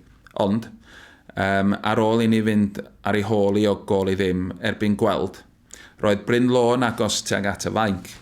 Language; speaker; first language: Welsh; native; Welsh